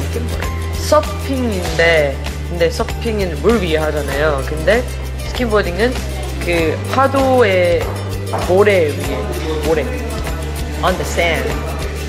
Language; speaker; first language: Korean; non-native, fluent; English